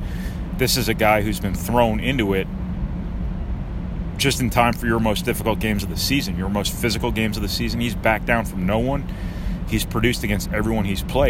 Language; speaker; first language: English; native; English